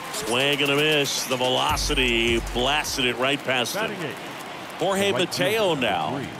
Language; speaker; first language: English; native; English